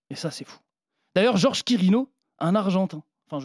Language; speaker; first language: French; native; French